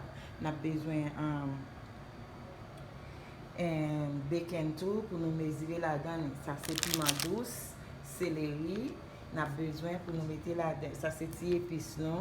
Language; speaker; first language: French; non-native, local second language; Haitian Creole